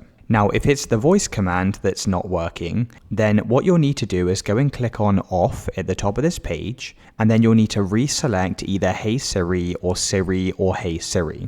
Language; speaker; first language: English; native; English